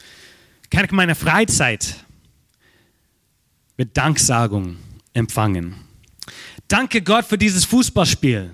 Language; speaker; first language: German; non-native, fluent; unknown